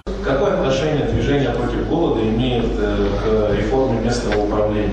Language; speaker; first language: Russian; native; Russian